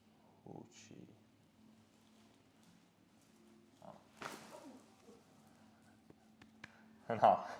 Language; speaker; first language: Chinese; non-native, learner; English